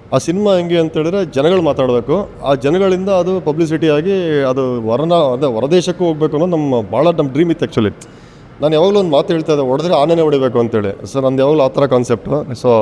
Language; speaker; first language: Kannada; native; Kannada